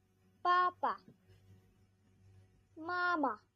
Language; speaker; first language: Chinese; non-native, learner; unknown